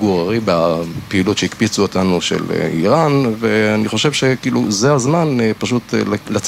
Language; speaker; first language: Hebrew; native; Hebrew